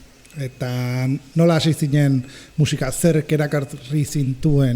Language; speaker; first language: Basque; native; Basque